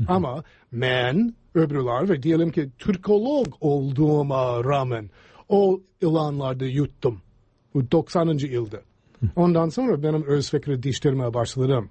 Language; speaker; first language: Turkish; non-native, fluent; English